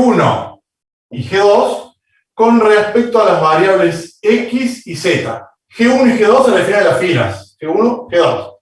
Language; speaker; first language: Spanish; native; Spanish